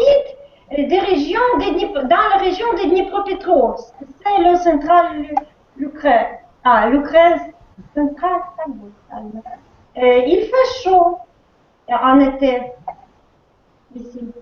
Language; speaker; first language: French; non-native, learner; Russian